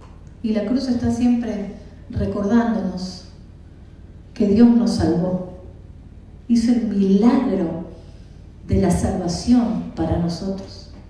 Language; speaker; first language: Spanish; native; Spanish